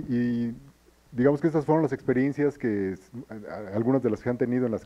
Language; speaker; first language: Spanish; native; Spanish